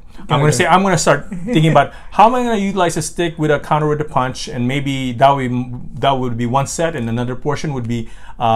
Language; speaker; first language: English; non-native, local second language; Filipino